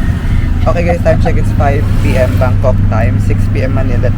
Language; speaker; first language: English; non-native, local second language; Filipino